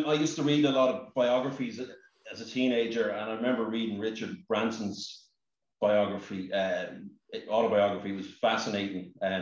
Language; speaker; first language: English; native; English